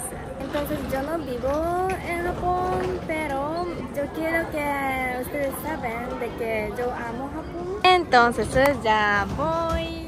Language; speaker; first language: Spanish; non-native, learner; Japanese